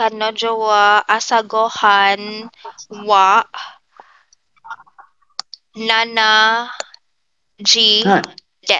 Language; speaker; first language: Japanese; non-native, learner; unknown